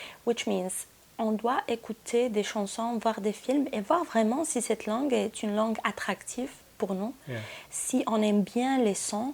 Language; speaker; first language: French; non-native, local second language; Arabic